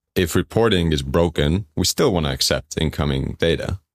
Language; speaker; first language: English; non-native, fluent; Estonian